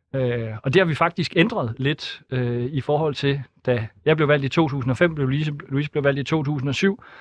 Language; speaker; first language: Danish; native; Danish